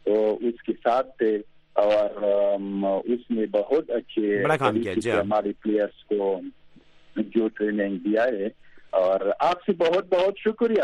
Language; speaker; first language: Hindi; non-native, fluent; Pashto